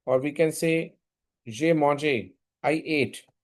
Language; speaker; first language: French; non-native, learner; Hindi